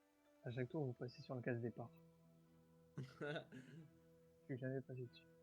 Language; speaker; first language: French; native; French